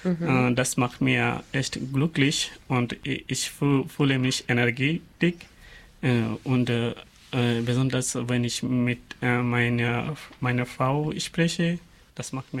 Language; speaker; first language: German; non-native, learner; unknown